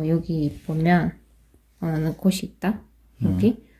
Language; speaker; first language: Korean; non-native, fluent; Russian